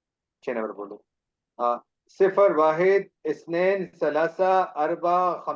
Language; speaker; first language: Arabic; non-native, learner; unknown